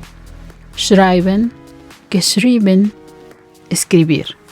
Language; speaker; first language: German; non-native, fluent; Spanish